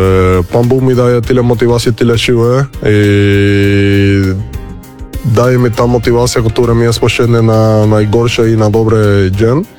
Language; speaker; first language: Polish; non-native, learner; Spanish